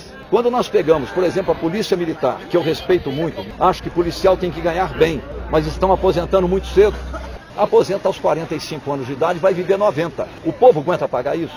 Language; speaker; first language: Portuguese; native; Portuguese